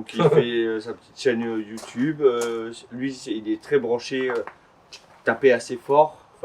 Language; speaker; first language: French; native; French